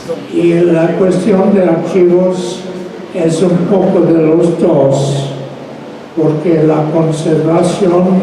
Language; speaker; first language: Spanish; non-native, fluent; English